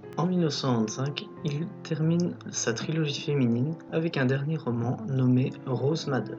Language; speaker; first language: French; native; French